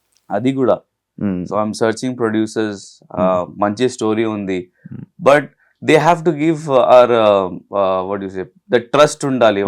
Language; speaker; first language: Telugu; non-native, local second language; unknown